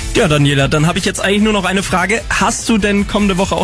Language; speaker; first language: German; native; German